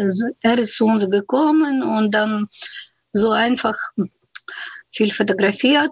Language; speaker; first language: German; non-native, fluent; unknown